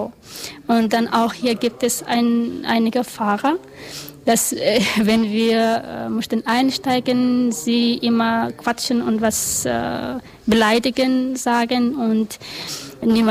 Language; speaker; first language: German; non-native, learner; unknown